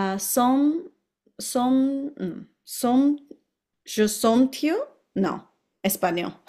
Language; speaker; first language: French; non-native, learner; Chinese